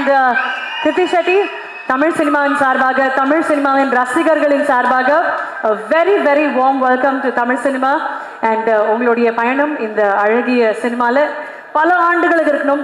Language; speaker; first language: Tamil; native; Tamil